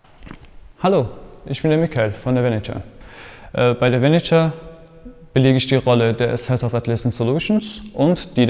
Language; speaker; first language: German; native; German